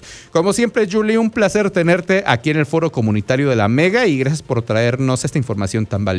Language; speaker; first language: Spanish; native; Spanish